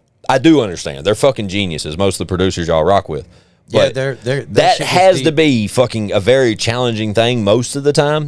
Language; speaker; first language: English; native; English